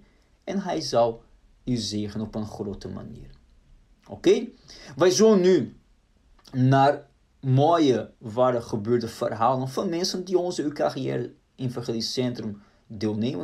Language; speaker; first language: Dutch; non-native, fluent; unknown